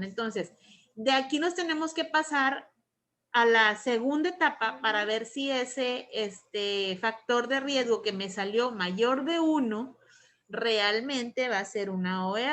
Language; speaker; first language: Spanish; native; Spanish